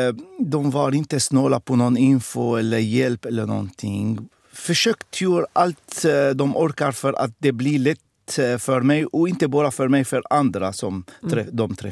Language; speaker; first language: Swedish; non-native, fluent; Arabic